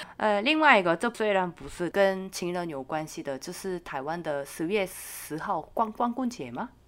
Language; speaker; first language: Chinese; non-native, fluent; Korean